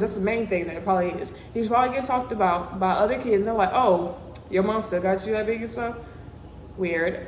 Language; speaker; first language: English; native; English